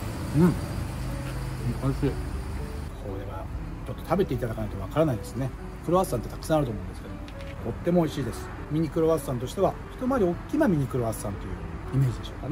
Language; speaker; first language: Japanese; native; Japanese